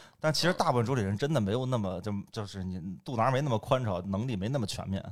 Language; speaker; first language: Chinese; native; Chinese